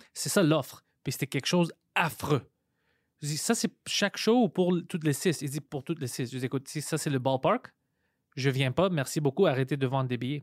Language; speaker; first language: French; non-native, local second language; Greek